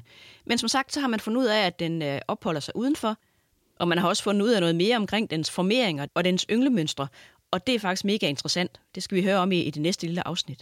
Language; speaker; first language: Danish; native; Danish